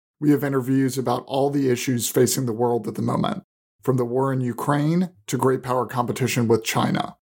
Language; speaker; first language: English; native; English